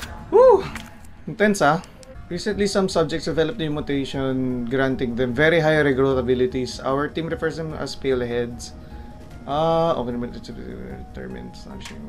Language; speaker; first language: English; non-native, local second language; Filipino